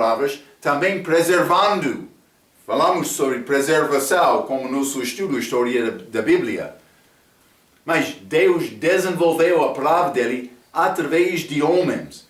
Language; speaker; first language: Portuguese; non-native, fluent; English